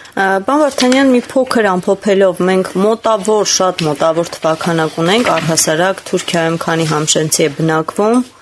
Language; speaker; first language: Armenian; native; Armenian